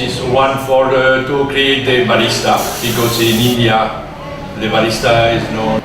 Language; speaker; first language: English; non-native, learner; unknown